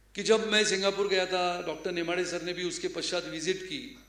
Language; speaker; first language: Hindi; non-native, local second language; Marathi